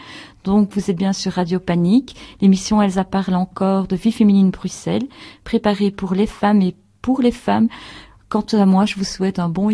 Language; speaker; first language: French; native; French